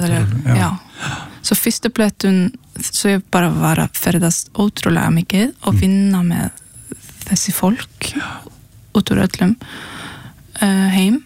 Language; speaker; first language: Icelandic; early bilingual, heritage; Icelandic